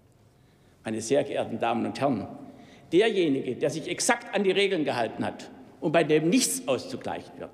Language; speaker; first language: German; native; German